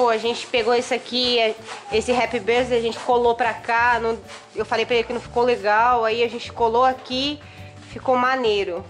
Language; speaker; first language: Portuguese; native; Portuguese